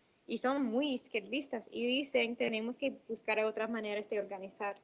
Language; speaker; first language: Spanish; non-native, fluent; English